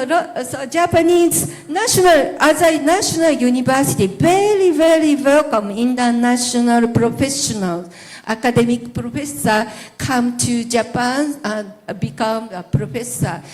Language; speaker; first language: English; non-native, learner; Japanese